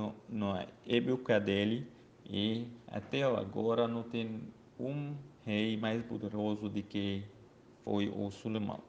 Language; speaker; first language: Portuguese; non-native, learner; Arabic